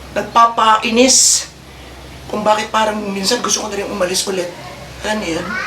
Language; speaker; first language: Filipino; native; Filipino